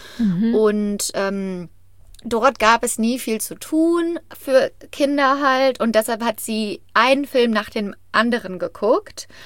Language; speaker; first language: German; native; German